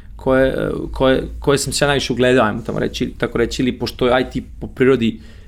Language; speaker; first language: Serbian; native; Serbian